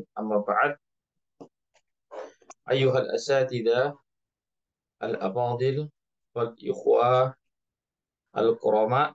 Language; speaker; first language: Arabic; non-native, fluent; Indonesian